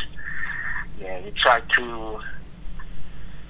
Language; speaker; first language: English; non-native, local second language; Filipino